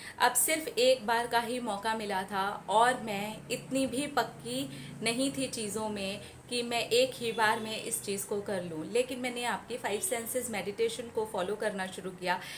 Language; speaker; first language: Hindi; native; Hindi